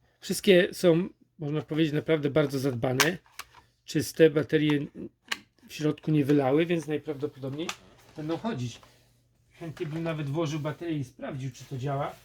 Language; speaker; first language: Polish; native; Polish